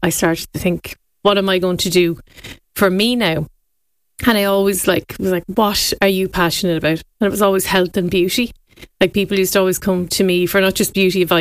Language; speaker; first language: English; native; English